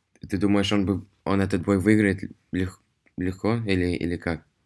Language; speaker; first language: Russian; early bilingual, heritage; Russian